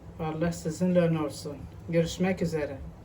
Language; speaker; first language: Turkish; native; Turkish